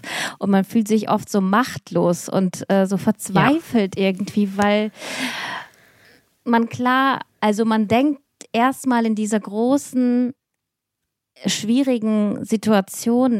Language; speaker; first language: German; early bilingual, other home language; Russian